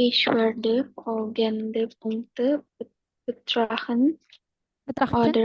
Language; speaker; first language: German; non-native, learner; Indonesian